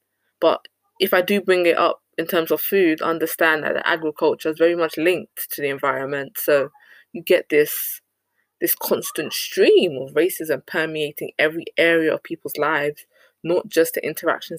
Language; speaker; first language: English; native; English